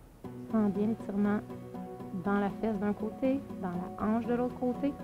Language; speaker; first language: French; native; French